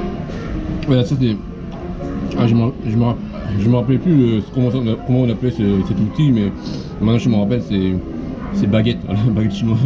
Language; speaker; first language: French; non-native, fluent; Japanese